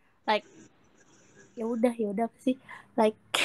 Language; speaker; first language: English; non-native, learner; Indonesian